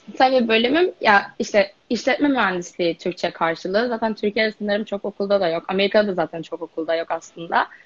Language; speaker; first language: Turkish; native; Turkish